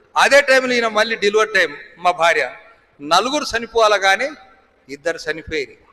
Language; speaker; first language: Telugu; non-native, local second language; Lambadi